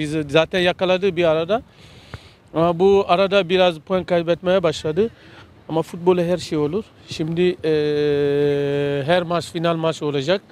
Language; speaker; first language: Turkish; non-native, learner; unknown